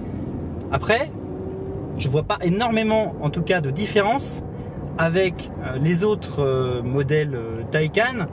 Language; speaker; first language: French; native; French